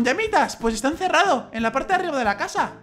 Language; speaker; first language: Spanish; native; Spanish